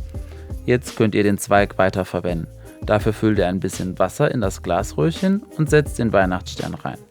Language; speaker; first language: German; native; German